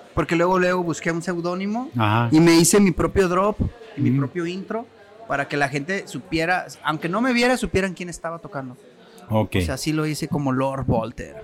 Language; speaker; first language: Spanish; native; Spanish